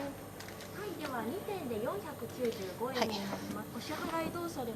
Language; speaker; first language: Japanese; native; Japanese